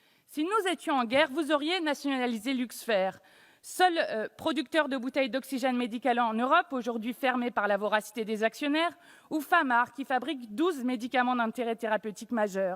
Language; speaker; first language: French; native; French